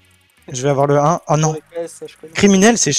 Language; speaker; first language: French; native; French